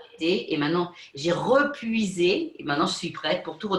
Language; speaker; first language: French; non-native, fluent; Spanish